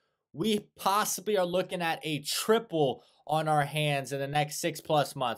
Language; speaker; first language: English; native; English